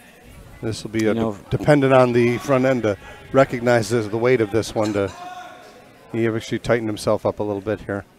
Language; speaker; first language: English; native; English